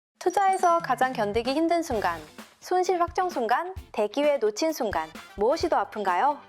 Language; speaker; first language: Korean; native; Korean